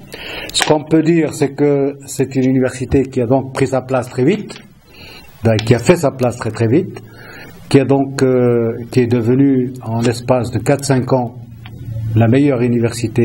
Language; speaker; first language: French; non-native, local second language; Arabic